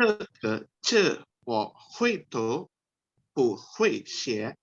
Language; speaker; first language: Chinese; non-native, learner; Indonesian